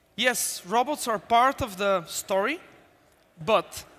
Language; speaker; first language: English; non-native, fluent; Bulgarian